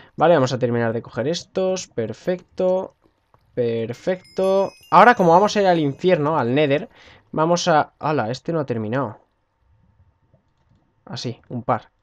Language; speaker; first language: Spanish; native; Spanish